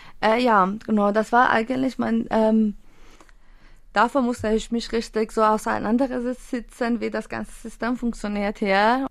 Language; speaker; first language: German; non-native, fluent; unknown